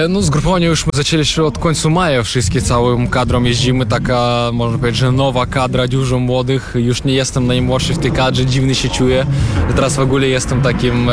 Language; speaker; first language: Polish; non-native, fluent; Russian